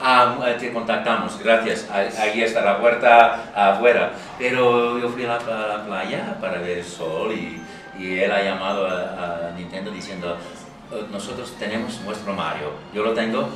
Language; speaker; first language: Spanish; non-native, fluent; English